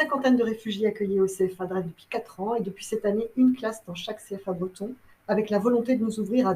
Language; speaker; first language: French; native; French